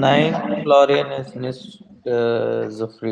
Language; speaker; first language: German; non-native, learner; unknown